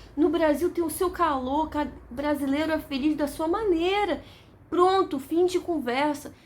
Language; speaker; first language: Portuguese; native; Portuguese